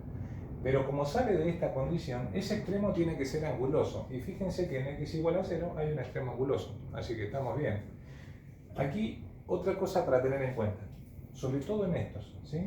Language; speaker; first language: Spanish; native; Spanish